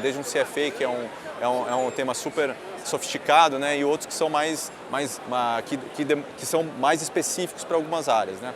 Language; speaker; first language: Portuguese; native; Portuguese